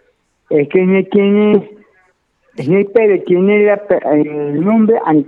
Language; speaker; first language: Spanish; native; Spanish